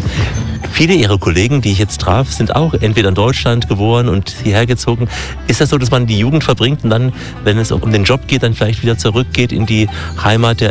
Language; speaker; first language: German; native; German